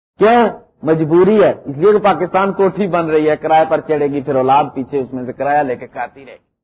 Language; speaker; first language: Urdu; non-native, local second language; Punjabi